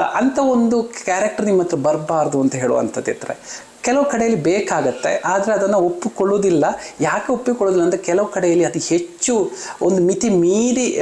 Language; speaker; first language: Kannada; non-native, local second language; Malayalam